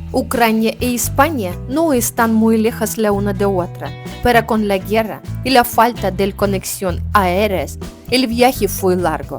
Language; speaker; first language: Spanish; non-native, learner; Ukrainian